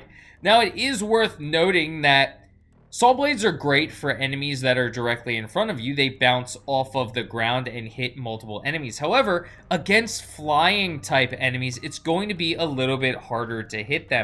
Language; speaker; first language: English; native; English